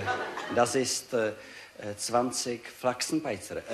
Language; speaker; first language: German; non-native, learner; Czech